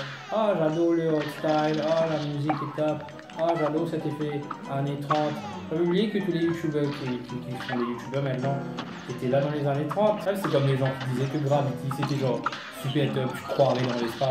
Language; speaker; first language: French; non-native, local second language; Morisyen